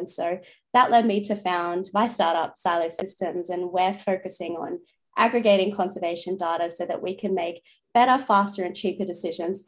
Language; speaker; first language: English; native; English